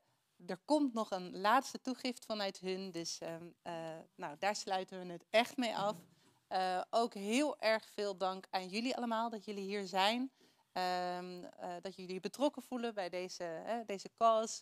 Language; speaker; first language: Dutch; native; Dutch